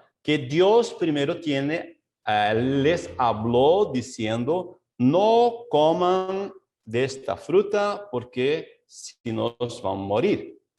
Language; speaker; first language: Spanish; non-native, fluent; Portuguese